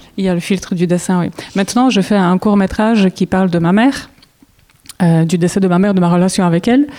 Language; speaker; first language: French; non-native, fluent; Polish